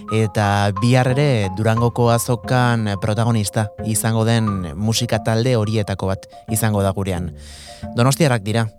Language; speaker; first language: Basque; native; Basque